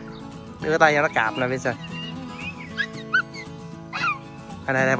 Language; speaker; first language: Vietnamese; native; Vietnamese